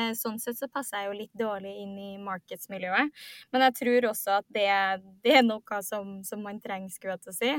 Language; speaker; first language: Norwegian; native; Norwegian